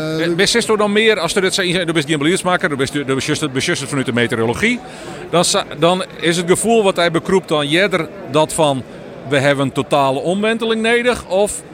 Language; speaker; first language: Dutch; non-native, local second language; Western Frisian